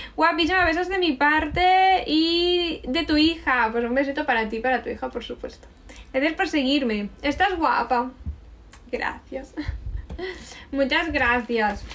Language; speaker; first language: Spanish; native; Spanish